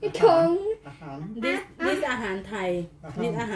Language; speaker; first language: Thai; native; Thai